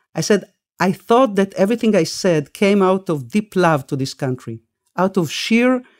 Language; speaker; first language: English; early bilingual, other home language; Spanish